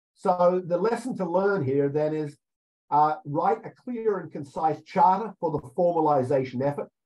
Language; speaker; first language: English; native; English